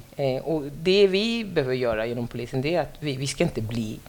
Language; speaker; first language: Swedish; non-native, fluent; French